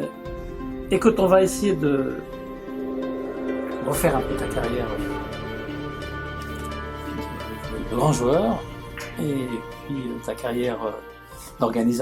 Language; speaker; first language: French; native; French